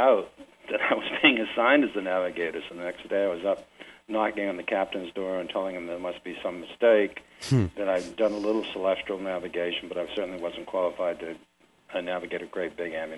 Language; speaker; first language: English; native; English